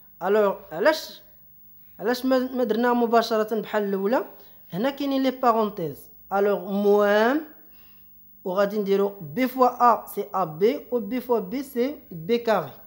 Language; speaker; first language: French; non-native, local second language; Arabic